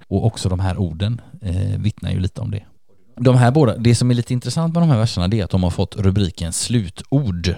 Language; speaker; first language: Swedish; native; Swedish